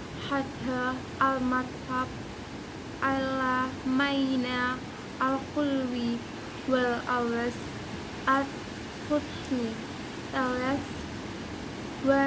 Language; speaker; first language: Arabic; non-native, learner; Indonesian